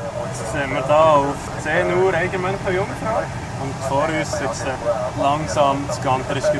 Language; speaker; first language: German; native; German